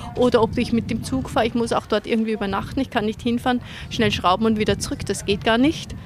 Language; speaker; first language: German; native; German